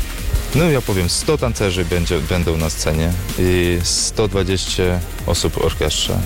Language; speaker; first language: Polish; non-native, learner; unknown